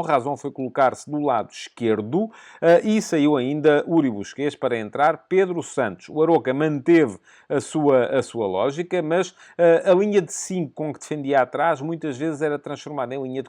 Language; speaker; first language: Portuguese; native; Portuguese